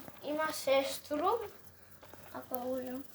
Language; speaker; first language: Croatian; early bilingual, heritage; Croatian